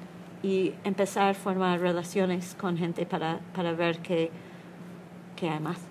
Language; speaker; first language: Spanish; non-native, learner; English